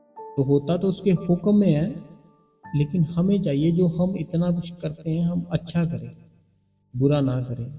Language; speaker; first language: Hindi; non-native, local second language; Punjabi